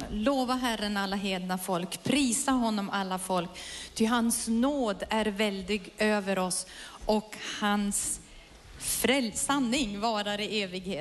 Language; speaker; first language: Swedish; native; Swedish